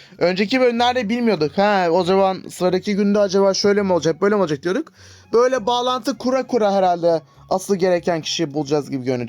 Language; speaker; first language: Turkish; native; Turkish